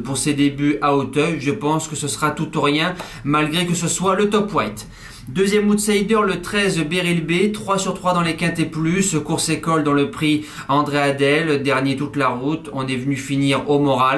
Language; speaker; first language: French; native; French